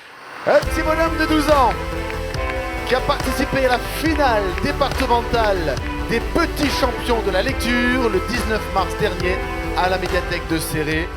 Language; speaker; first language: French; native; French